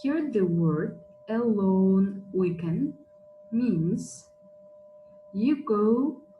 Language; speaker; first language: English; non-native, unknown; Kazakh